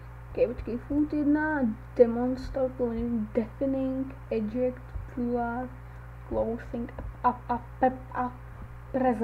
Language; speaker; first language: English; non-native, learner; Czech